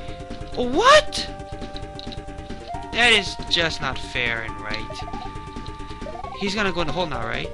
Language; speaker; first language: English; native; English